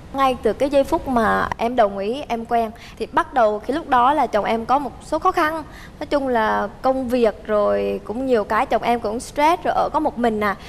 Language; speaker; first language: Vietnamese; early bilingual, heritage; Vietnamese